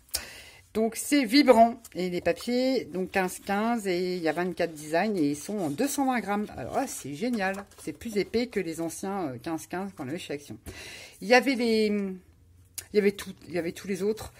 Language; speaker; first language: French; native; French